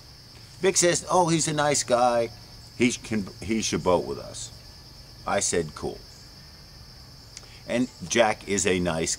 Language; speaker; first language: English; native; English